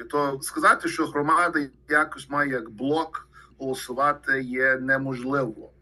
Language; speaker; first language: Ukrainian; early bilingual, heritage; Ukrainian